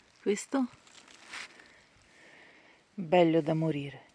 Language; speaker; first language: Italian; non-native, learner; Ukrainian